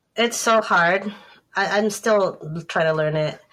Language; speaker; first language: English; non-native, fluent; Spanish